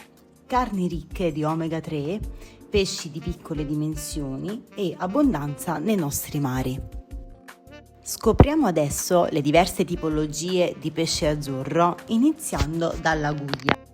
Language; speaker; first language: Italian; native; Italian